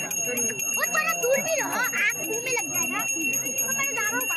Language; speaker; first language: Hindi; non-native, local second language; Manipuri